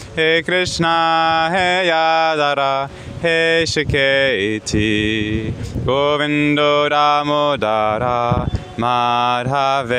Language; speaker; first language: Hindi; non-native, learner; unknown